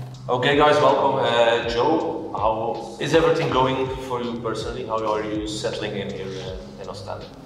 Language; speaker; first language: English; non-native, fluent; Dutch